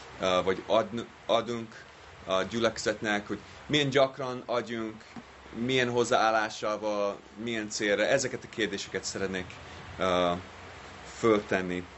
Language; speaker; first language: Hungarian; non-native, fluent; English